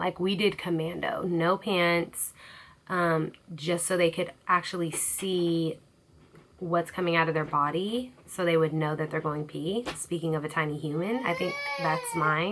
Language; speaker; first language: English; native; English